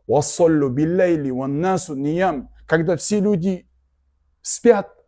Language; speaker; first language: Russian; non-native, local second language; Kazakh